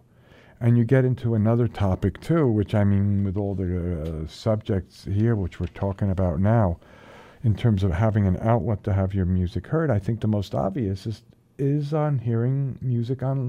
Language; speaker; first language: English; native; English